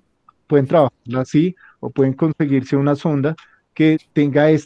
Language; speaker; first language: Spanish; native; Spanish